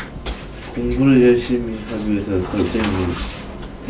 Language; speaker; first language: Korean; early bilingual, other home language; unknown